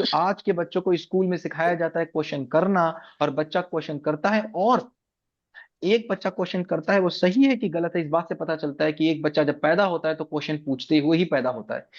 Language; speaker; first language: Hindi; native; Hindi